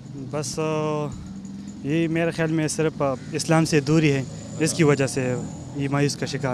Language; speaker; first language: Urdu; non-native, local second language; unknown